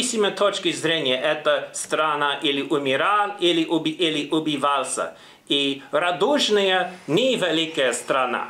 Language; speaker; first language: Russian; non-native, learner; English